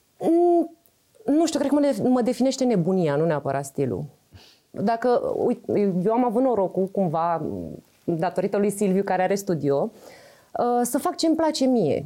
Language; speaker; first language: Romanian; native; Romanian